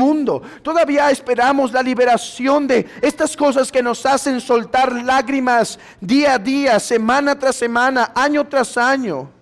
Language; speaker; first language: Spanish; native; Spanish